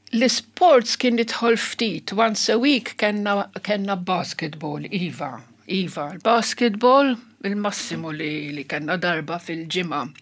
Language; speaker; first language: Maltese; non-native, local second language; Italian